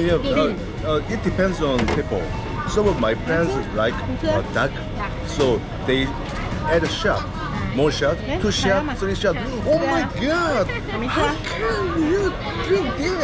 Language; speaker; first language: English; non-native, learner; Korean